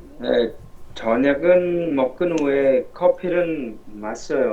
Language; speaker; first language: Korean; non-native, learner; Vietnamese